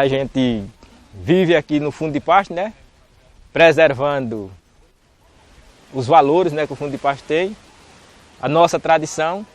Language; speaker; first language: Portuguese; native; Portuguese